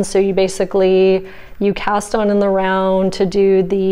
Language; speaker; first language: English; native; English